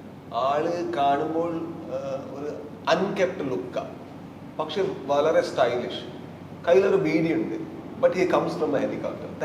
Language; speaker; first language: Malayalam; non-native, learner; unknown